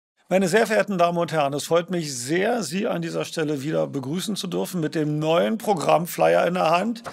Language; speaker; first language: German; native; German